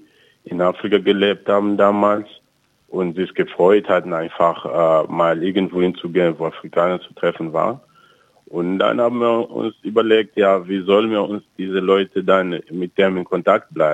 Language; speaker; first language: German; non-native, fluent; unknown